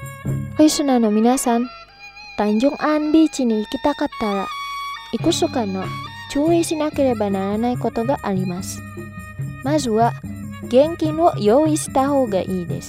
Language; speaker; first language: Japanese; non-native, fluent; Indonesian